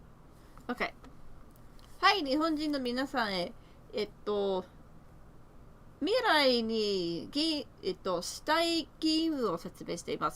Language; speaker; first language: Japanese; non-native, learner; English